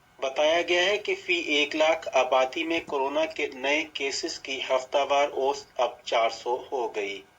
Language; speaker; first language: Urdu; native; Urdu